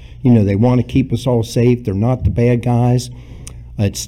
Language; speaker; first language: English; native; English